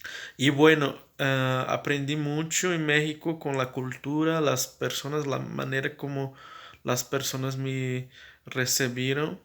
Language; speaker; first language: Spanish; non-native, fluent; Portuguese